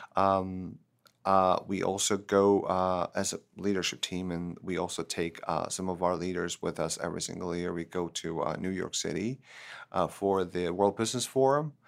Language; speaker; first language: English; non-native, fluent; Turkish